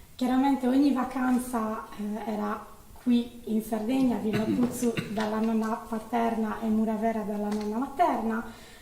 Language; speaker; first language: Italian; early bilingual, heritage; Italian